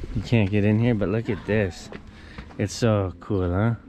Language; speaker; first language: English; non-native, fluent; Croatian